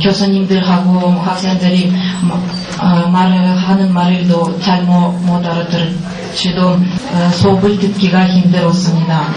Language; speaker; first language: Korean; non-native, learner; Russian